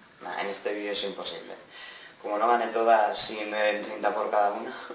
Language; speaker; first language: Spanish; native; Spanish